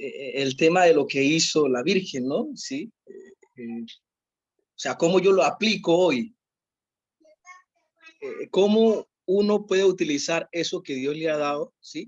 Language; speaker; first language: Spanish; native; Spanish